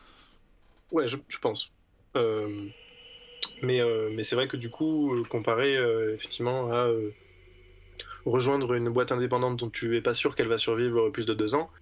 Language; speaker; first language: French; native; French